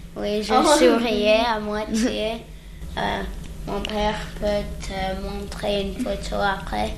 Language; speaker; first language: French; early bilingual, other home language; English